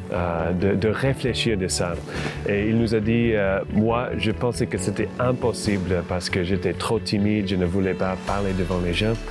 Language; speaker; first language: French; non-native, fluent; English